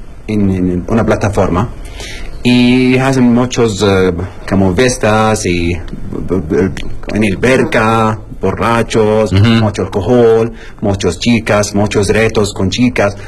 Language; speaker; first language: Spanish; non-native, learner; Arabic